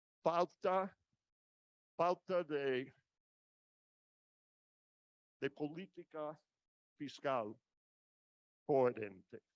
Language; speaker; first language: Spanish; non-native, fluent; English